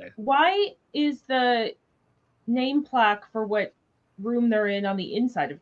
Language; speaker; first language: English; native; English